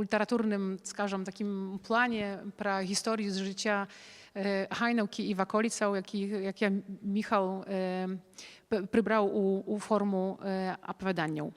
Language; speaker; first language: Polish; non-native, local second language; Belarusian